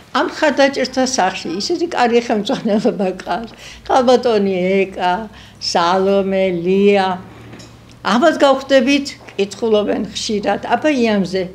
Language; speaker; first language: Georgian; native; Georgian